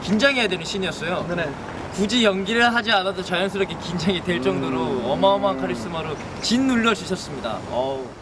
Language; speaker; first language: Korean; native; Korean